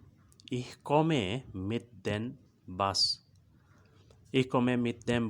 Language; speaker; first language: German; non-native, learner; Urdu